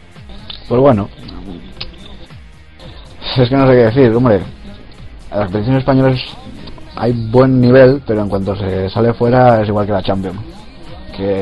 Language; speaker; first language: Spanish; native; Spanish